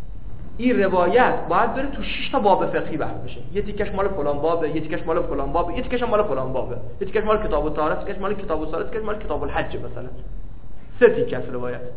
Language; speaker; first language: Persian; native; Persian